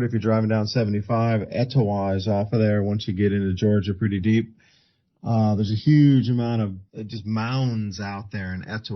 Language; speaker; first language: English; native; English